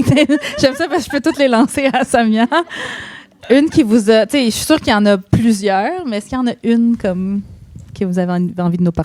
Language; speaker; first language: French; native; French